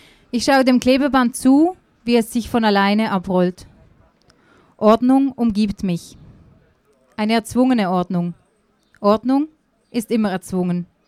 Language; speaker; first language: German; native; German